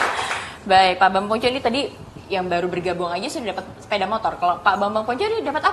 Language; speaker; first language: Indonesian; native; Indonesian